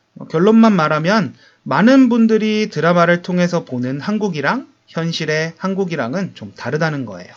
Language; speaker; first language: Korean; native; Korean